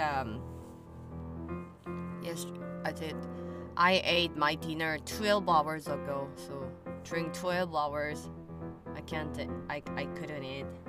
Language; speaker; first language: English; non-native, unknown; Korean